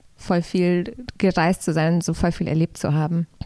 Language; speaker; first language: German; early bilingual, other home language; Polish